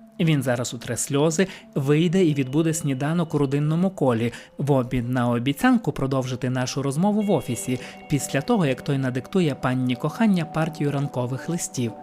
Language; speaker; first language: Ukrainian; native; Ukrainian